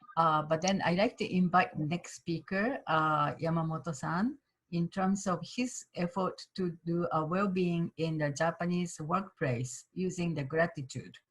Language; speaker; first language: English; non-native, fluent; Japanese